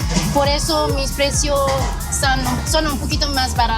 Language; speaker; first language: Spanish; non-native, learner; Chinese